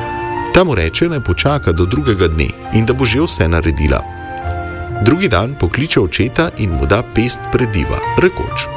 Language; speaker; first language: Slovenian; native; Slovenian